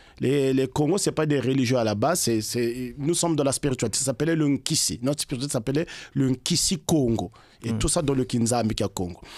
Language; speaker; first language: French; non-native, local second language; Kongo